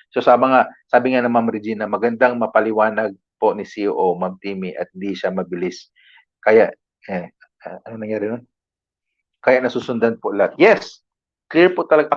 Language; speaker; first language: Filipino; non-native, local second language; Cebuano